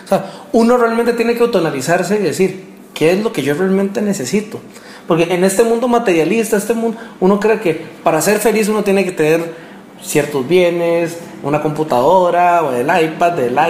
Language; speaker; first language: Spanish; native; Spanish